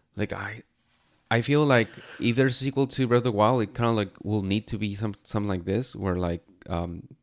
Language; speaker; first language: English; non-native, fluent; Spanish